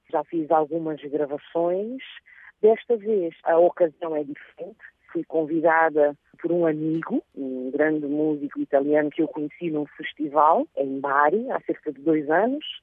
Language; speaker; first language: Portuguese; non-native, local second language; Kabuverdianu